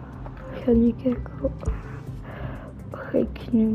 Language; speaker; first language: Dutch; non-native, local second language; French